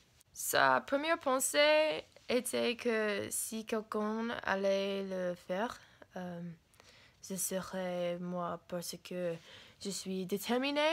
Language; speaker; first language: French; non-native, learner; English